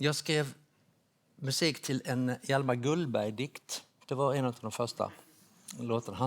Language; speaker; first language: Swedish; native; Swedish